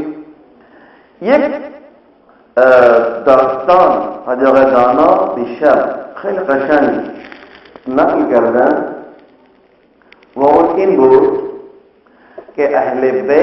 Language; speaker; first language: Persian; non-native, fluent; Urdu